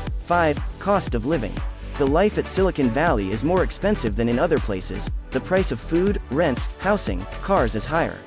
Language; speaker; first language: English; non-native, learner; French